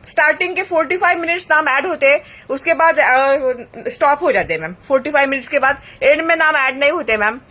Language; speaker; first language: Hindi; non-native, local second language; Marathi